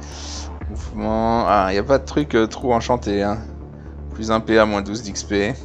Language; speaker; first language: French; native; French